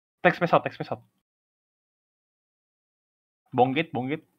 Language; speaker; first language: English; non-native, learner; Indonesian